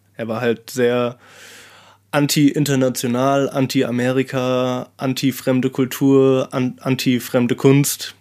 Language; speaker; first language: German; native; German